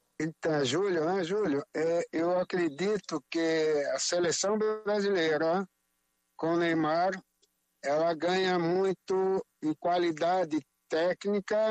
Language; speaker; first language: Spanish; non-native, fluent; Portuguese